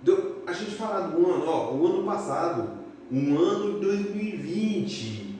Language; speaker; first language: Portuguese; non-native, fluent; Haitian Creole